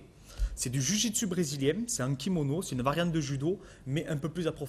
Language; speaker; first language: French; native; French